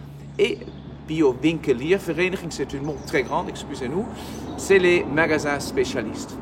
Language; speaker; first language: French; non-native, learner; Dutch